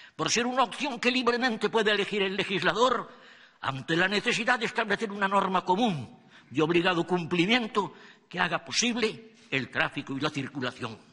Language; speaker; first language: Spanish; native; Spanish